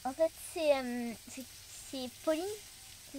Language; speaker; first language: French; native; French